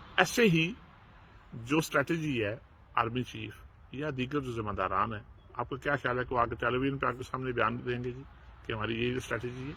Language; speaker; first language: Urdu; non-native, local second language; Punjabi